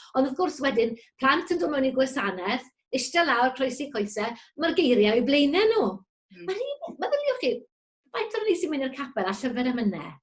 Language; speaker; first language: Welsh; native; Welsh